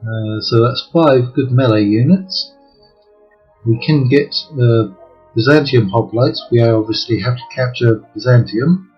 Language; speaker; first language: English; native; English